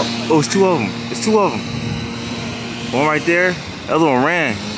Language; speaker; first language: English; native; English